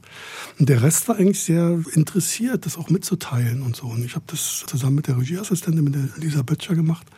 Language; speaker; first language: German; native; German